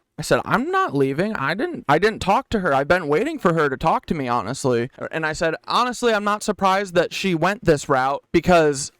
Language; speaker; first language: English; native; English